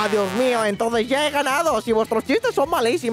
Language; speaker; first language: Spanish; native; Spanish